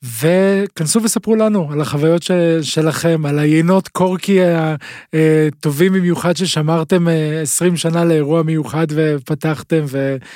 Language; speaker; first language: Hebrew; native; Hebrew